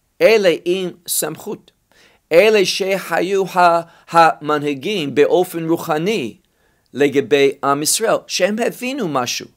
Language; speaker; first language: Hebrew; non-native, fluent; English